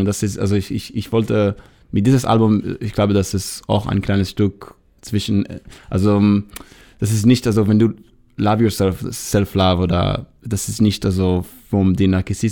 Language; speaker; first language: German; non-native, learner; Hebrew